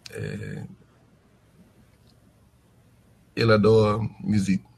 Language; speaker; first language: French; non-native, learner; English